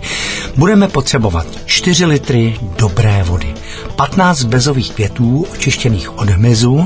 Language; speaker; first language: Czech; native; Czech